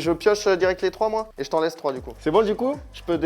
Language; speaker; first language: French; native; French